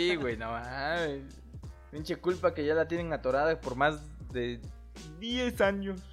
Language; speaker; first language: Spanish; native; Spanish